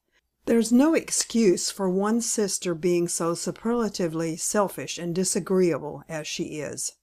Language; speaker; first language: English; native; English